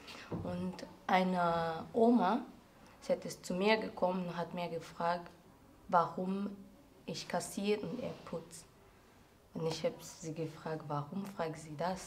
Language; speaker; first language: German; non-native, learner; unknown